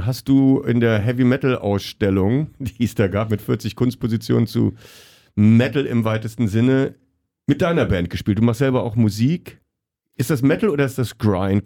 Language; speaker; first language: German; native; German